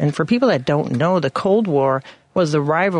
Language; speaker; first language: English; native; English